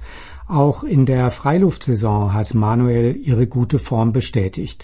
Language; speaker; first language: German; native; German